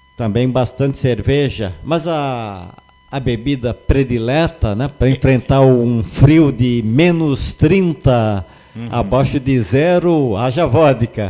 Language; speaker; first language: Portuguese; native; Portuguese